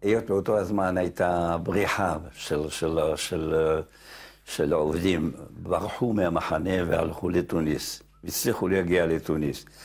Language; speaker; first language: Hebrew; non-native, fluent; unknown